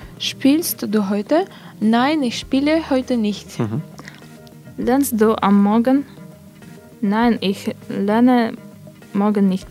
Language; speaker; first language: German; non-native, learner; Russian